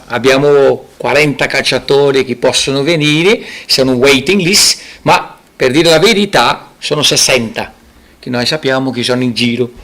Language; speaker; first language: Italian; non-native, fluent; Portuguese